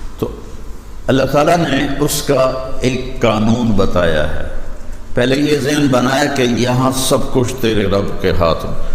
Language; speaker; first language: Urdu; non-native, local second language; Punjabi